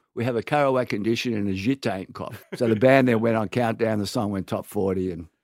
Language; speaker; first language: English; native; English